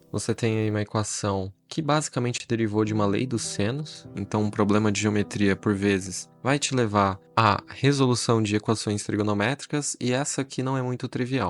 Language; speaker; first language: Portuguese; native; Portuguese